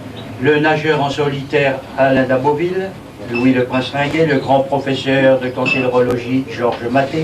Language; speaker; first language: French; native; French